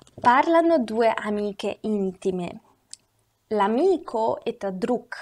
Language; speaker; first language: Italian; non-native, fluent; Russian